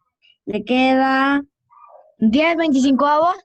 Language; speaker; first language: Spanish; native; Spanish